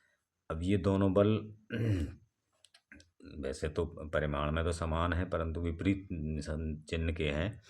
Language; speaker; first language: Hindi; native; Hindi